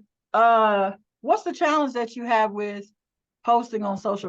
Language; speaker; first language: English; native; English